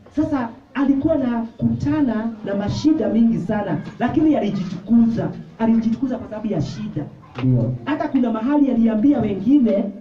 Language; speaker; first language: Swahili; non-native, local second language; Kikuyu